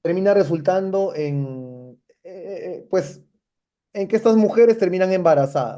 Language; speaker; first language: Spanish; native; Spanish